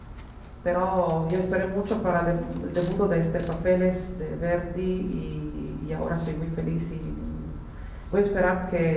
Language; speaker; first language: Spanish; non-native, fluent; Italian